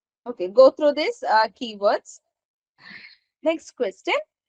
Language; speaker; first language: English; non-native, local second language; Malayalam